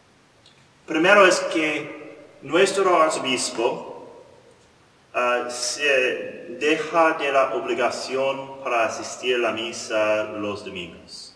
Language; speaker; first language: Spanish; non-native, learner; English